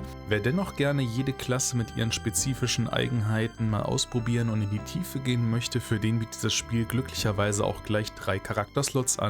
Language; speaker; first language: German; native; German